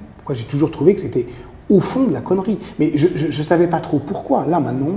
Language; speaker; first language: French; native; French